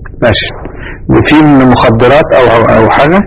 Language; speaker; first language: Arabic; native; Arabic